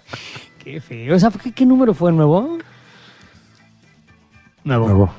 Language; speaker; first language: Spanish; native; Spanish